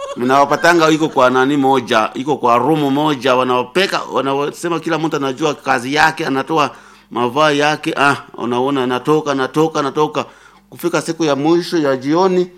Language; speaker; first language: Swahili; non-native, local second language; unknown